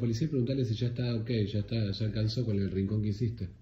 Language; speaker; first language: Spanish; native; Spanish